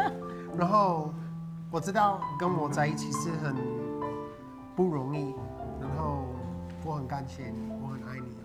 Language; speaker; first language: Chinese; non-native, fluent; English